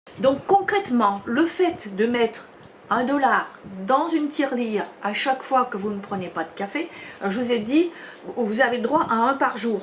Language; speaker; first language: French; native; French